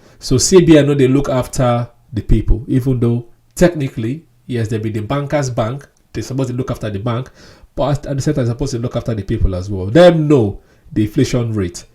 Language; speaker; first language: Nigerian Pidgin; non-native, local second language; Yoruba